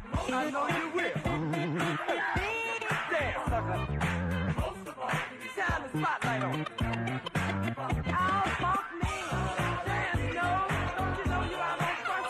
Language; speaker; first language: English; native; English